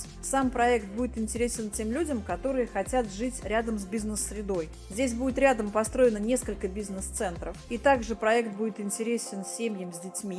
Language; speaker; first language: Russian; native; Russian